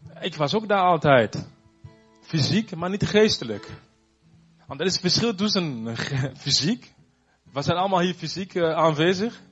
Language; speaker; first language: Dutch; non-native, fluent; Rundi